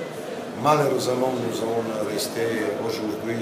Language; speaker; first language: French; non-native, learner; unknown